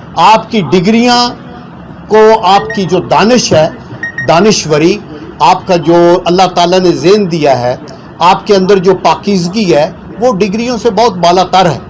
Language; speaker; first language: Urdu; non-native, local second language; Punjabi